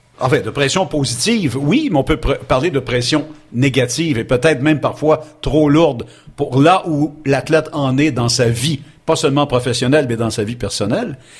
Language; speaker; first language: French; native; French